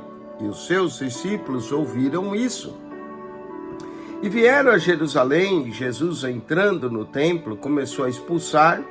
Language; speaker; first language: Portuguese; native; Portuguese